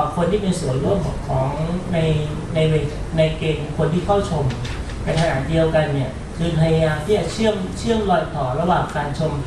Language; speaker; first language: Thai; native; Thai